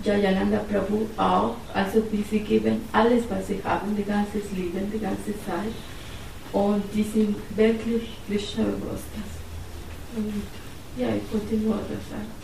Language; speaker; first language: German; non-native, learner; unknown